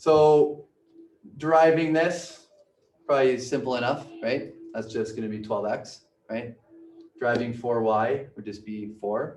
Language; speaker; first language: English; native; English